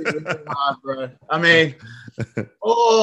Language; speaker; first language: English; native; English